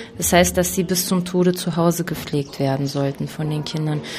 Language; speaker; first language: German; early bilingual, other home language; Turkish